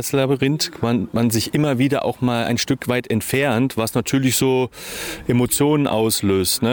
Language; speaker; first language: German; native; German